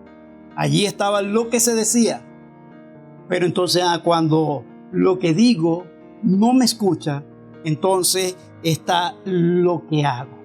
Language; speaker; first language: Spanish; native; Spanish